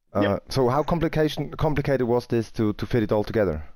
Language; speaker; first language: English; non-native, fluent; German